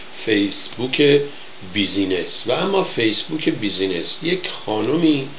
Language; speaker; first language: Persian; native; Persian